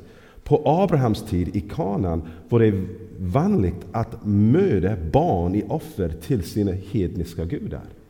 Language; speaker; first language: Swedish; non-native, fluent; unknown